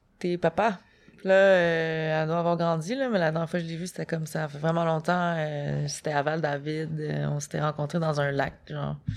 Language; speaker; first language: French; native; French